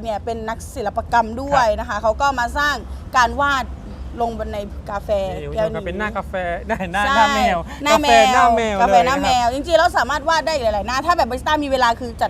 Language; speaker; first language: Thai; native; Thai